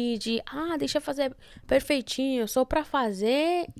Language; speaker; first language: Portuguese; early bilingual, heritage; Portuguese